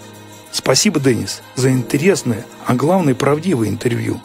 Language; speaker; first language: Russian; native; Russian